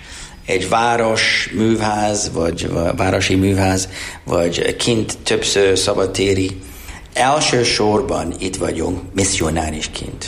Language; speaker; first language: Hungarian; non-native, learner; English